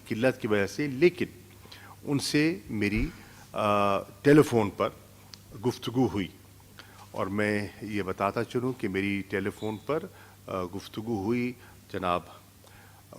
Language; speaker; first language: Urdu; non-native, local second language; Saraiki